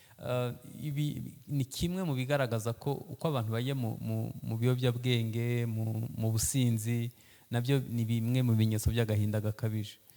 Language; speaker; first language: Kinyarwanda; early bilingual, heritage; Kinyarwanda